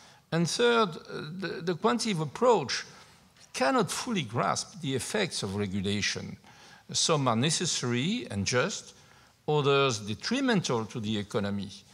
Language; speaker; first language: English; non-native, fluent; French